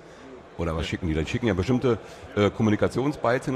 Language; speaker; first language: German; native; German